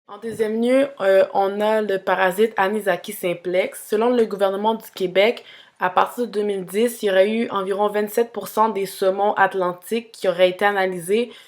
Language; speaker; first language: French; native; French